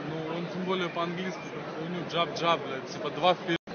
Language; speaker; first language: Russian; native; Russian